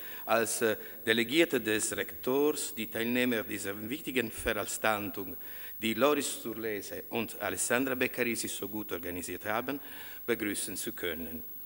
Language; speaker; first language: German; non-native, fluent; Italian